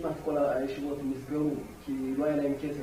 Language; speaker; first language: Hebrew; non-native, fluent; Amharic